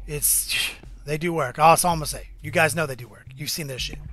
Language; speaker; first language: English; native; English